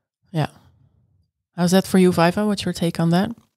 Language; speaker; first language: English; non-native, fluent; Dutch